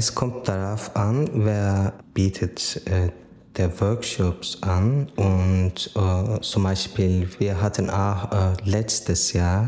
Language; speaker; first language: German; non-native, learner; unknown